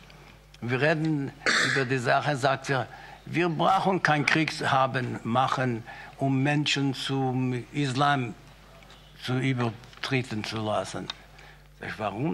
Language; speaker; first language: German; non-native, fluent; Yiddish